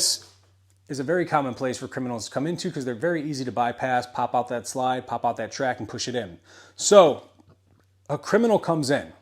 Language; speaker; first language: English; native; English